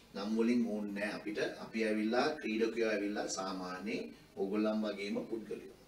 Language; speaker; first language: Sinhala; non-native, local second language; Tamil